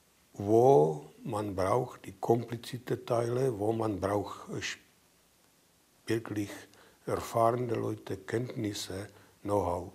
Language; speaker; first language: German; non-native, fluent; Czech